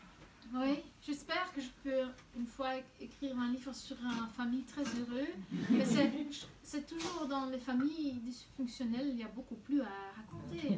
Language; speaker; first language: French; non-native, local second language; Dutch